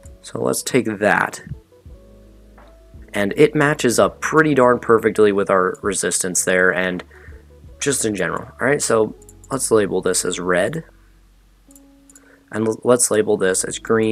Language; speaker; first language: English; native; English